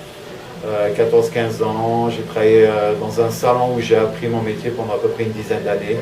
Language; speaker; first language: French; native; French